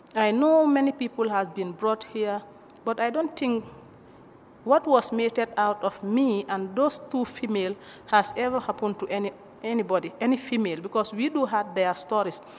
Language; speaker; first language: English; non-native, local second language; Mandingo